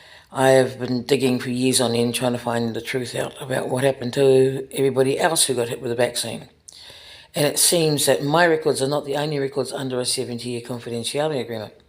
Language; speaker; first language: English; native; English